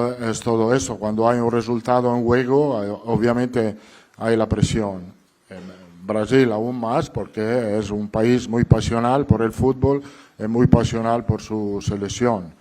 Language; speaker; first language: Spanish; non-native, fluent; Italian